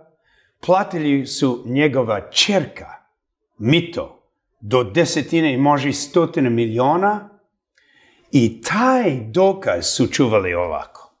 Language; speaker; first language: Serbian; early bilingual, heritage; Serbian